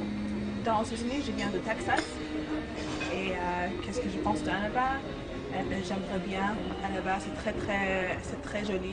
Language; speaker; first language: French; non-native, learner; English